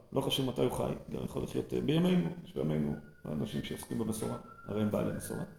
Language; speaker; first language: Hebrew; native; Hebrew